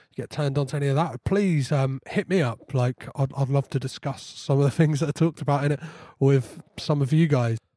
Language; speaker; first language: English; native; English